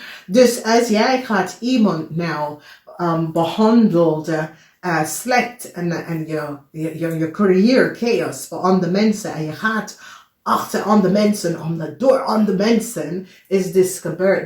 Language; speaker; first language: Dutch; non-native, fluent; English